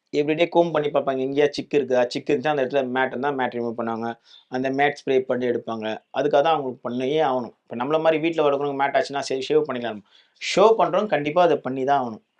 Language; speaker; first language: Tamil; native; Tamil